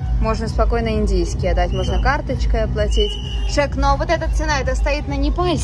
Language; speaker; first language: Russian; native; Russian